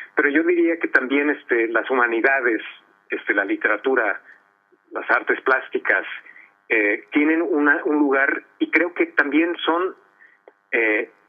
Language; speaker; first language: Spanish; early bilingual, heritage; Spanish